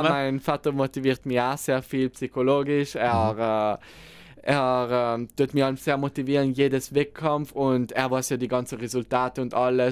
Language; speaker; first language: German; non-native, local second language; Italian